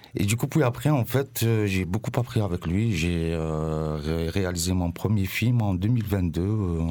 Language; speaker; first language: French; non-native, local second language; Arabic